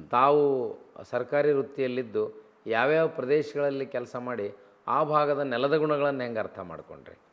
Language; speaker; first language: Kannada; native; Kannada